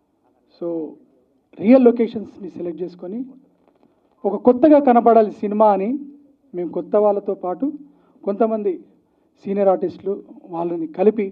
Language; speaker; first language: Telugu; native; Telugu